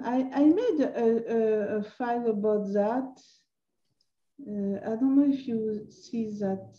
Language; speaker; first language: English; non-native, learner; French